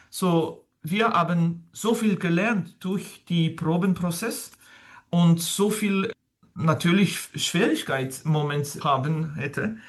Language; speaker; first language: German; non-native, fluent; French